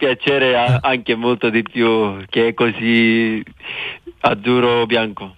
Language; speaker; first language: Italian; non-native, fluent; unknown